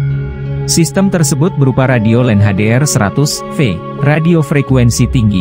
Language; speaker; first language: Indonesian; native; Indonesian